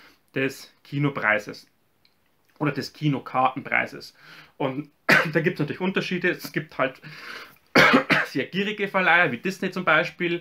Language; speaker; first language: German; native; German